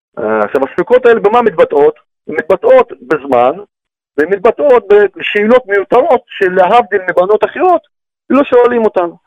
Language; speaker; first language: Hebrew; non-native, fluent; Russian